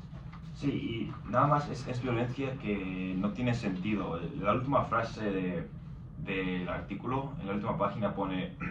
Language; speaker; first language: Spanish; non-native, fluent; English